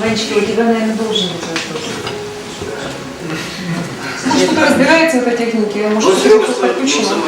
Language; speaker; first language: Russian; native; Russian